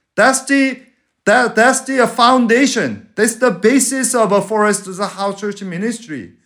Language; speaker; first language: English; non-native, fluent; Spanish